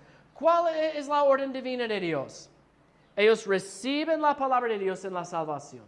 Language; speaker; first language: Spanish; non-native, fluent; English